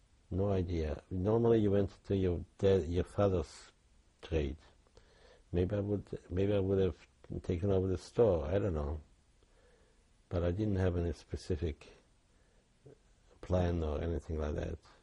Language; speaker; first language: English; non-native, fluent; Yiddish